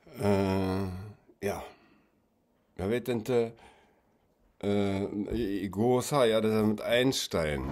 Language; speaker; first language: Swedish; non-native, fluent; German